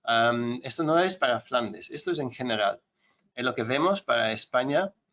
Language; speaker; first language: Spanish; non-native, fluent; Dutch